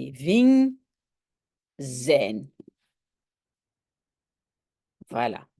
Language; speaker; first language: Dutch; non-native, local second language; French